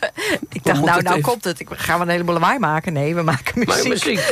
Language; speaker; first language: Dutch; native; Dutch